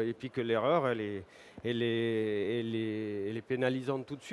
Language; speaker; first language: French; native; French